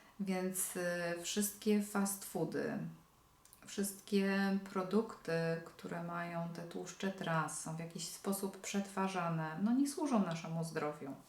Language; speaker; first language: Polish; native; Polish